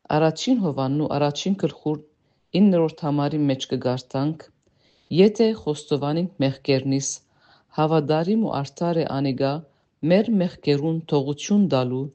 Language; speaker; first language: Armenian; early bilingual, heritage; Armenian